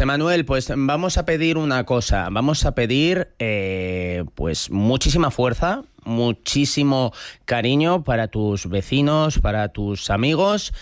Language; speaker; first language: Spanish; native; Spanish